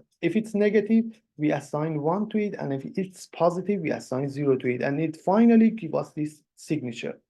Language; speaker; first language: English; non-native, fluent; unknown